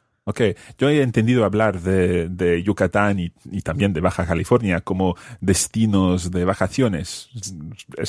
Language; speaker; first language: Spanish; non-native, fluent; English